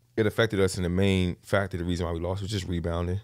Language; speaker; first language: English; native; English